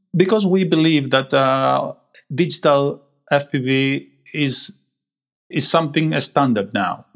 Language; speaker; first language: English; non-native, fluent; Greek